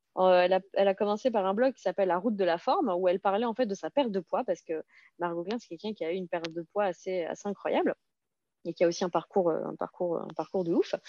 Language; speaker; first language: French; early bilingual, other home language; Serbian